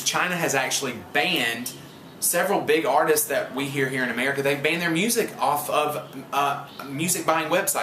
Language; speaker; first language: English; native; English